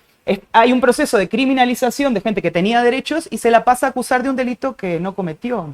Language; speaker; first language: Spanish; native; Spanish